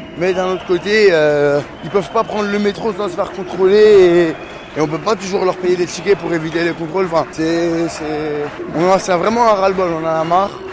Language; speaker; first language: French; native; French